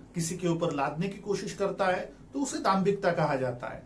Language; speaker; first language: Hindi; non-native, local second language; Marathi